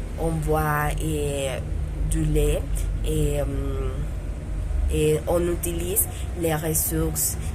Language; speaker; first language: French; non-native, learner; Spanish